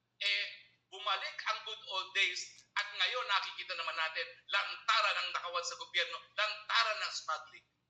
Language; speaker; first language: Filipino; native; Filipino